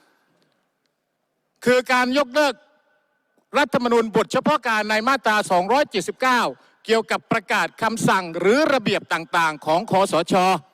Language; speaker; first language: Thai; non-native, local second language; Malay